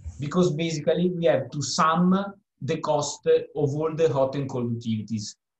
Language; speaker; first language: English; non-native, fluent; Italian